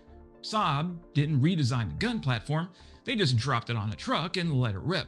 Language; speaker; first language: English; native; English